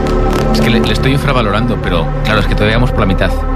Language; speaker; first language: Spanish; native; Spanish